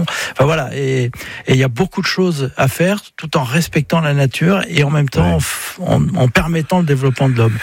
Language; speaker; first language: French; native; French